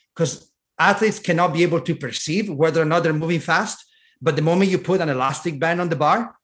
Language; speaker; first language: English; non-native, fluent; Italian